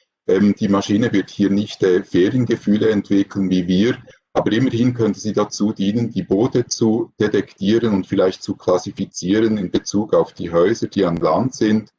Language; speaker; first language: German; native; German